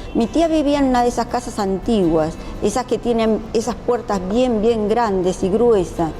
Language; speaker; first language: Spanish; early bilingual, other home language; Japanese